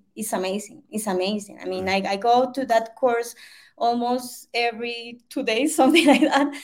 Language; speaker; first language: English; non-native, fluent; Spanish